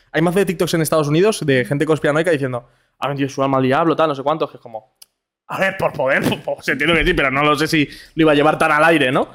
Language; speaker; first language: Spanish; native; Spanish